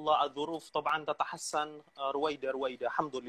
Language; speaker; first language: Arabic; non-native, fluent; Indonesian